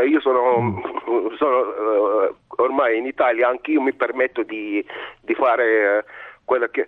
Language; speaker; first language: Italian; non-native, fluent; Arabic